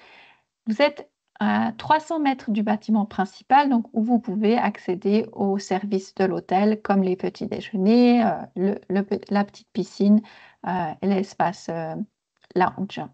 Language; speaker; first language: French; native; French